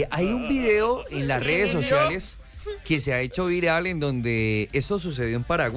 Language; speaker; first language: Spanish; native; Spanish